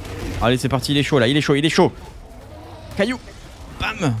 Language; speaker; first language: French; native; French